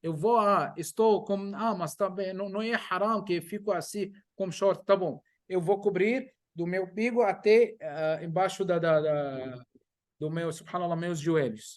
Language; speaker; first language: Portuguese; non-native, fluent; Arabic